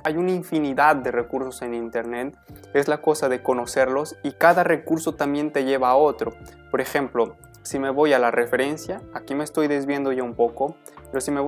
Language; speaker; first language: Spanish; native; Spanish